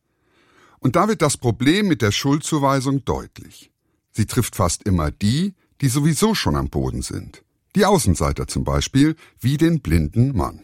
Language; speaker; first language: German; native; German